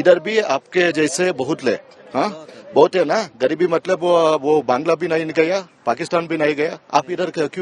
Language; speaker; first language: Hindi; non-native, local second language; Kannada